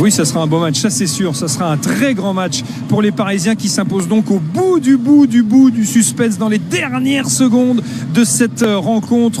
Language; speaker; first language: French; native; French